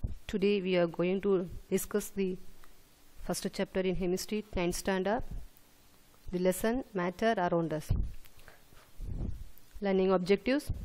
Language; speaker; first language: English; non-native, local second language; Tamil